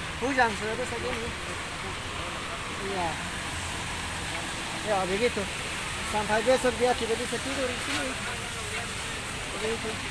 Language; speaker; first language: Indonesian; non-native, learner; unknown